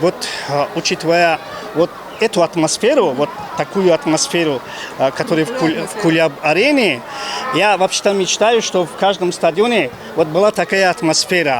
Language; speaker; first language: Russian; non-native, local second language; Tajik